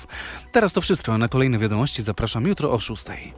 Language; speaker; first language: Polish; native; Polish